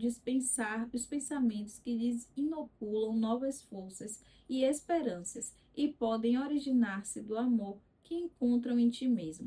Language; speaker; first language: Portuguese; native; Portuguese